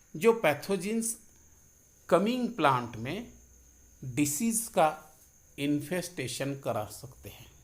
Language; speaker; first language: Hindi; non-native, local second language; Marathi